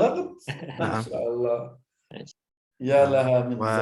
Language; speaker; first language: Arabic; non-native, fluent; Indonesian